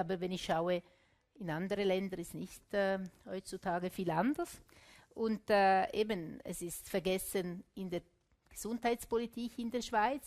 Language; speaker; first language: German; non-native, local second language; Italian